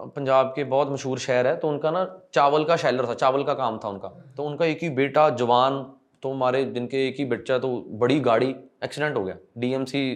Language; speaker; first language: Hindi; non-native, local second language; Punjabi